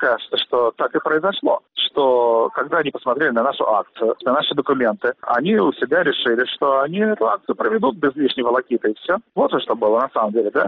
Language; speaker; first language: Russian; native; Russian